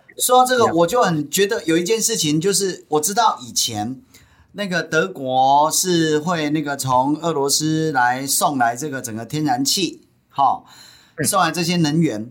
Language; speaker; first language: Chinese; native; Chinese